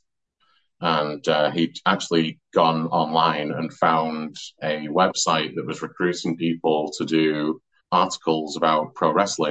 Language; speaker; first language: English; native; English